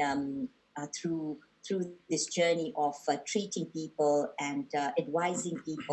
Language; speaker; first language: English; non-native, local second language; Gujarati